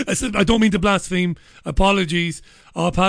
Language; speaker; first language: English; native; English